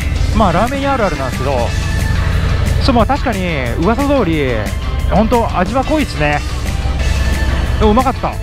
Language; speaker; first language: Japanese; native; Japanese